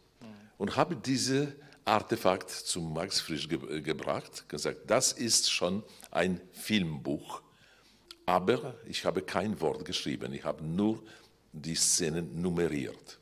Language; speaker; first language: German; non-native, fluent; Polish